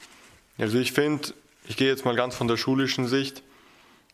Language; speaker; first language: German; early bilingual, other home language; Albanian